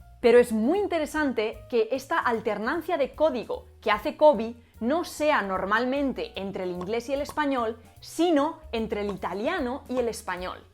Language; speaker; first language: Spanish; native; Spanish